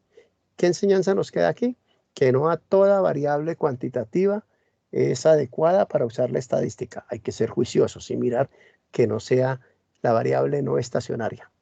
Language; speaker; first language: Spanish; native; Spanish